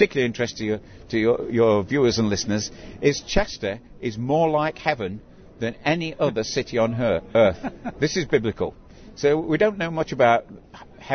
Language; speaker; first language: English; native; English